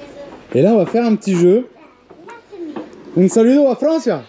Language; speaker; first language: French; native; French